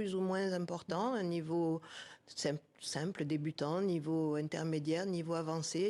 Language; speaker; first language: French; native; French